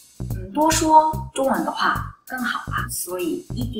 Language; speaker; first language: Chinese; non-native, learner; Korean